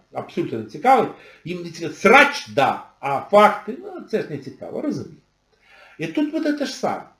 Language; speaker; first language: Ukrainian; native; Ukrainian